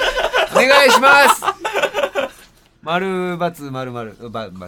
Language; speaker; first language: Japanese; native; Japanese